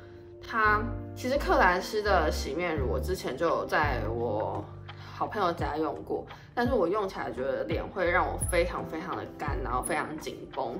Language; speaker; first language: Chinese; native; Chinese